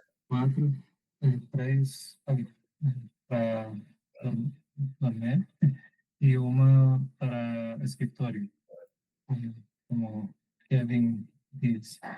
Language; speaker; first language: Portuguese; non-native, learner; Spanish